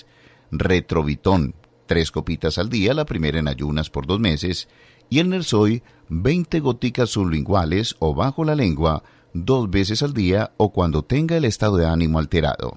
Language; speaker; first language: Spanish; native; Spanish